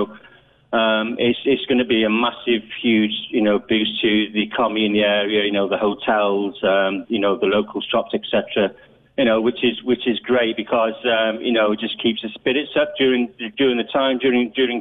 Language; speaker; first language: English; native; English